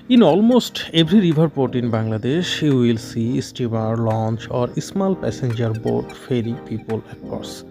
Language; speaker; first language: English; non-native, local second language; Bangla